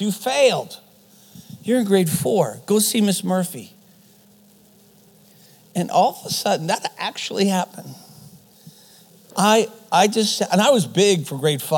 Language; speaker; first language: English; non-native, fluent; German